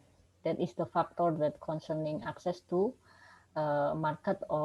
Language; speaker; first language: English; non-native, learner; Indonesian